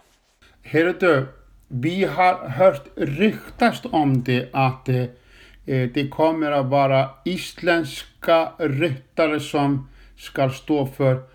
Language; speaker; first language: Swedish; non-native, fluent; Icelandic